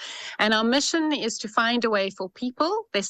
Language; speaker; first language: English; native; English